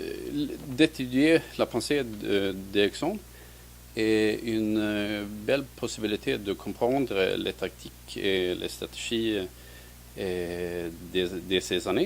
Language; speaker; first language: French; non-native, fluent; Swedish